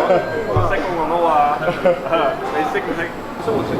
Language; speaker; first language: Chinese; non-native, fluent; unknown